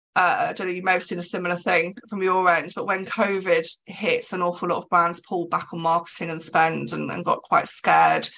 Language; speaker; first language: English; native; English